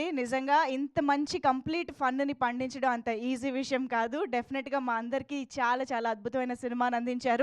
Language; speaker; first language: Telugu; native; Telugu